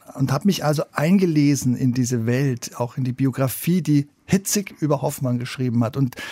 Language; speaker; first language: German; native; German